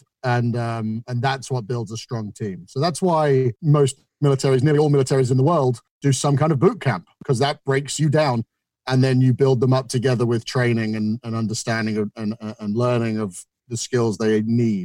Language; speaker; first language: English; native; English